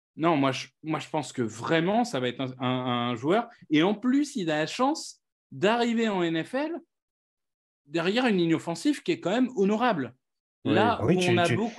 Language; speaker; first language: French; native; French